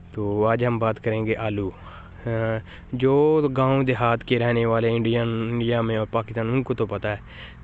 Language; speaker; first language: Urdu; non-native, local second language; Punjabi